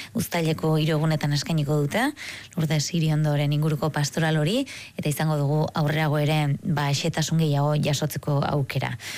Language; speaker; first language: Basque; native; Basque